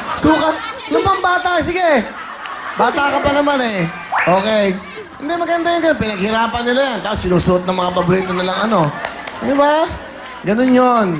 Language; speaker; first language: Filipino; native; Filipino